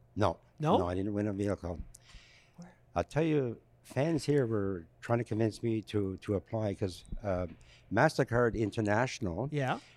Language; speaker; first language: English; native; English